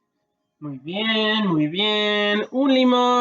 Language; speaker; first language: Spanish; early bilingual, heritage; English